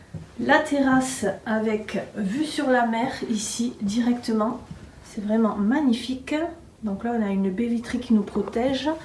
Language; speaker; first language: French; native; French